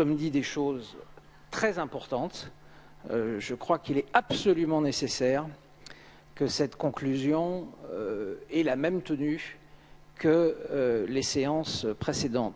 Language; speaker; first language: French; native; French